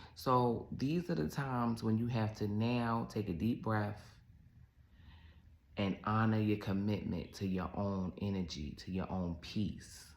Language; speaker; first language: English; native; English